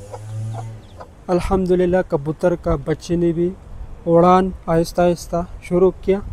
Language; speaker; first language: Hindi; non-native, fluent; Pashto